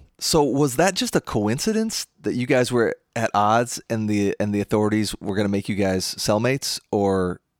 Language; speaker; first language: English; native; English